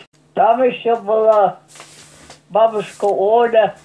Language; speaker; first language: Russian; non-native, local second language; German